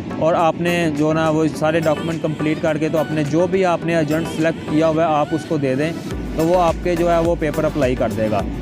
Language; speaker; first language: Urdu; non-native, local second language; Punjabi